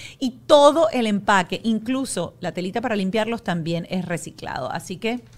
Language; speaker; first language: Spanish; native; Spanish